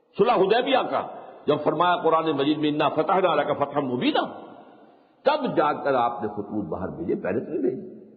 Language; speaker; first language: Urdu; native; Urdu